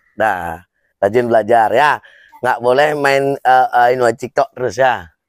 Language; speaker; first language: Indonesian; non-native, local second language; Balinese